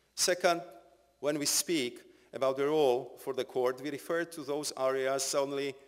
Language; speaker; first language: English; non-native, fluent; Slovak